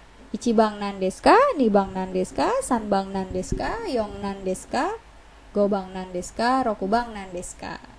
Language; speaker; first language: Japanese; non-native, learner; Indonesian